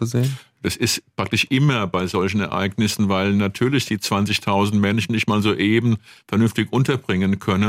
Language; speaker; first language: German; native; German